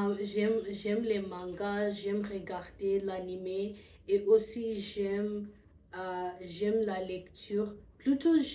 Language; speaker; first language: French; non-native, learner; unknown